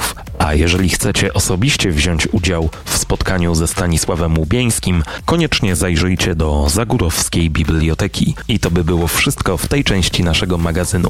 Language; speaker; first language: Polish; native; Polish